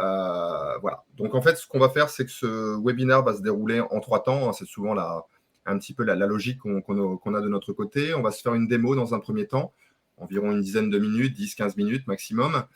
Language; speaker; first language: French; native; French